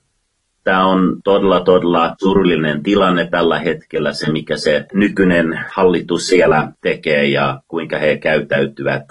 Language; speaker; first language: Finnish; non-native, fluent; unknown